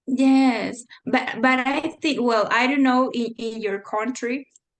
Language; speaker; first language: English; non-native, fluent; Spanish